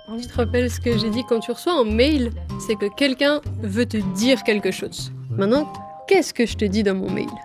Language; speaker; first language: French; native; French